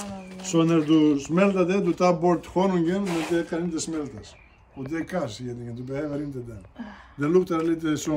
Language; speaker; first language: Swedish; non-native, fluent; Portuguese